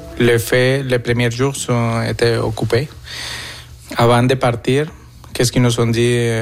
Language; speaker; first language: French; non-native, fluent; Spanish